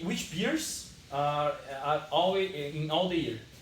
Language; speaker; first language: English; non-native, learner; Portuguese